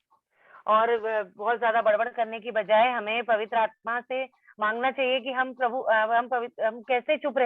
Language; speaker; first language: Hindi; native; Hindi